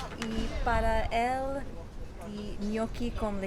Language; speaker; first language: Portuguese; non-native, learner; English